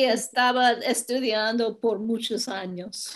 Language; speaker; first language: Spanish; non-native, learner; English